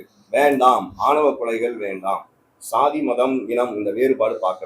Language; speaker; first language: Tamil; native; Tamil